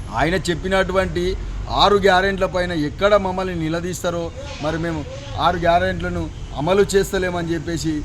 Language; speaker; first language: Telugu; native; Telugu